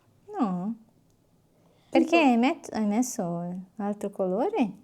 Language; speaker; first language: Italian; non-native, learner; Portuguese